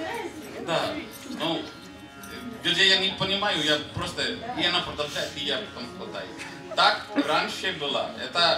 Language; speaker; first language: Russian; non-native, fluent; Hindi